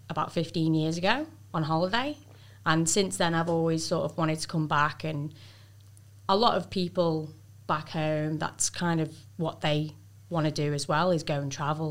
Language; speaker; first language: English; native; English